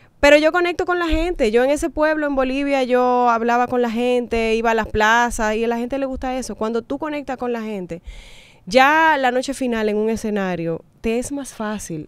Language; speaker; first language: Spanish; native; Spanish